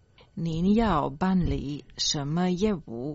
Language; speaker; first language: Chinese; non-native, learner; Croatian